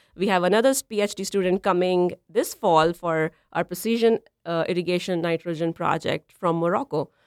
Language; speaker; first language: English; non-native, local second language; Punjabi